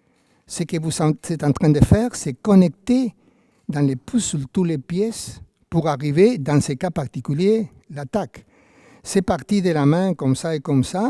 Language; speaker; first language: French; non-native, fluent; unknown